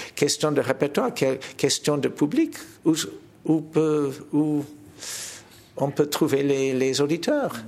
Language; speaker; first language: French; non-native, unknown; English